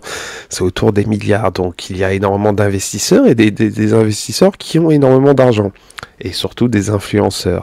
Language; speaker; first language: French; native; French